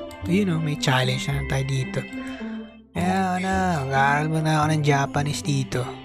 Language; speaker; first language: Filipino; native; Filipino